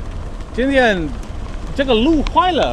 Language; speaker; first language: Chinese; non-native, learner; English